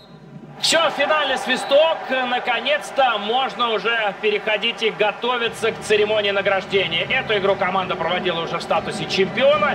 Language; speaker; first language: Russian; native; Russian